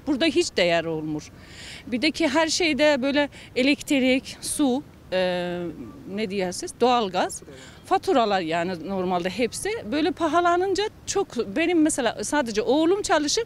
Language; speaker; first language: Turkish; non-native, learner; Azerbaijani